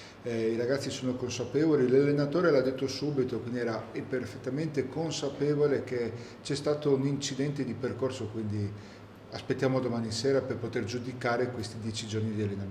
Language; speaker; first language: Italian; native; Italian